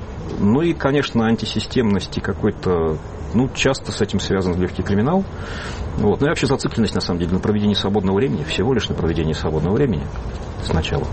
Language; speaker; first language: Russian; native; Russian